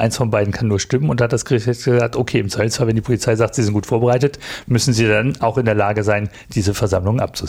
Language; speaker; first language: German; native; German